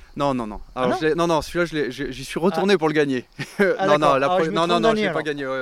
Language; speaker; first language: French; native; French